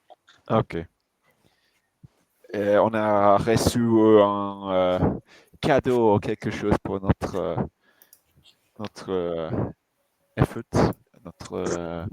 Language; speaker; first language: French; non-native, fluent; English